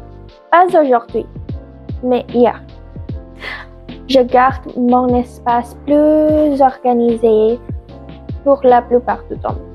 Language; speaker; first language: French; non-native, learner; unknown